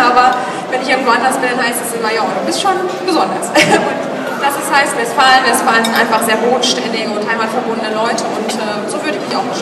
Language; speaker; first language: German; native; German